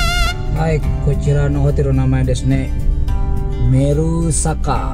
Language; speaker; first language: Japanese; non-native, fluent; Indonesian